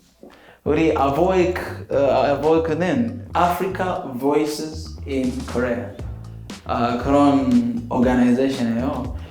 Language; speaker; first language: Korean; non-native, fluent; Swahili